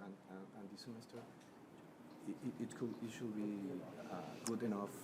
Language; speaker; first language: English; non-native, learner; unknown